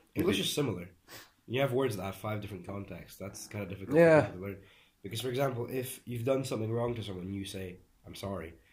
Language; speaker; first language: English; early bilingual, other home language; Hungarian